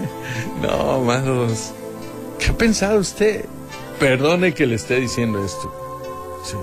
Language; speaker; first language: Spanish; native; Spanish